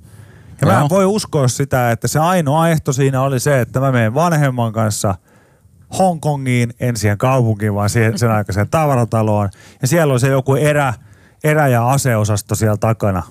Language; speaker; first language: Finnish; native; Finnish